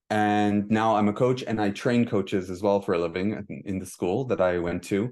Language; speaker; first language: English; early bilingual, heritage; Hebrew